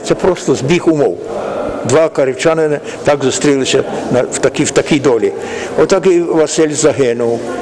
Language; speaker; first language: Ukrainian; native; Ukrainian